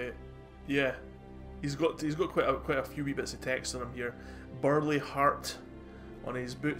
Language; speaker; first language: English; native; English